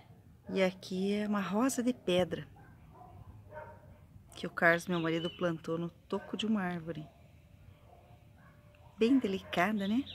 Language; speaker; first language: Portuguese; native; Portuguese